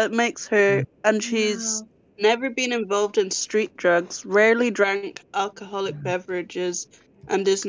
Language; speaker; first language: English; native; English